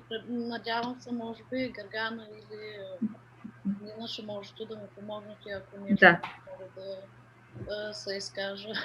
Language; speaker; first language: Bulgarian; early bilingual, heritage; Danish